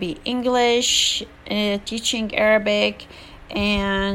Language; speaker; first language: English; non-native, fluent; Arabic